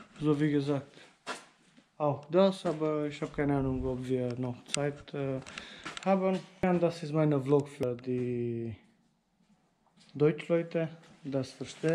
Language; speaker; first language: German; non-native, learner; Romanian